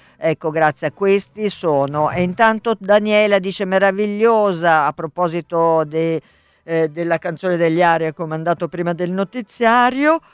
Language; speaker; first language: Italian; native; Italian